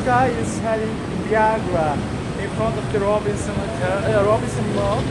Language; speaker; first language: English; non-native, learner; Mongolian